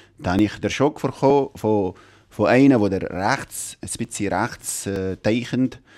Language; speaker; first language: German; non-native, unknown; Arabic